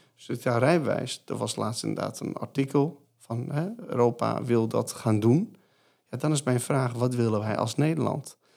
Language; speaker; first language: Dutch; non-native, fluent; Persian